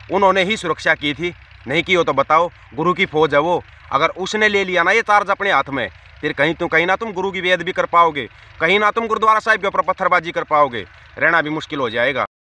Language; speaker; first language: Hindi; non-native, local second language; Punjabi